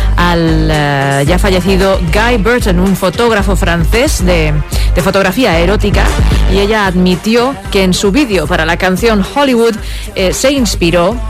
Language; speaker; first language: Spanish; native; Spanish